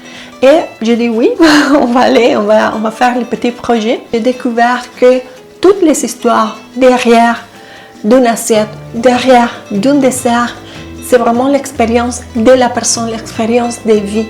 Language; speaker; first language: French; non-native, fluent; Spanish